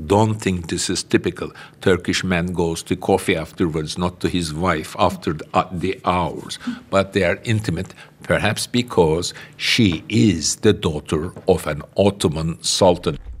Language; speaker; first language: English; non-native, fluent; Turkish